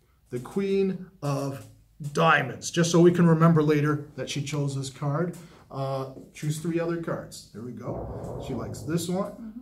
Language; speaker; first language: English; native; English